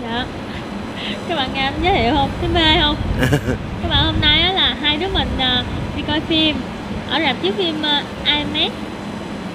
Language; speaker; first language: Vietnamese; native; Vietnamese